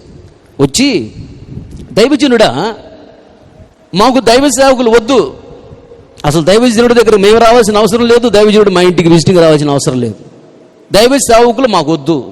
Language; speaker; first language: Telugu; native; Telugu